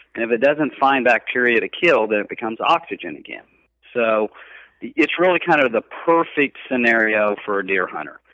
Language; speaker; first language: English; native; English